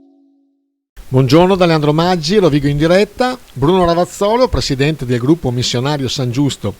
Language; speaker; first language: Italian; native; Italian